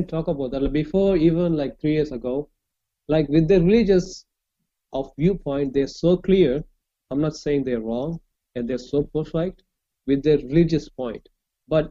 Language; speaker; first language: English; non-native, local second language; Tamil